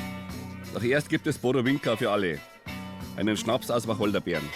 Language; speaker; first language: German; native; German